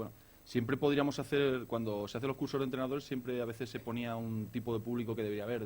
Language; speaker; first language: Spanish; native; Spanish